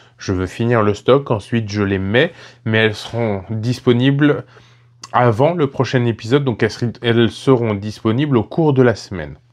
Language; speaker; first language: French; native; French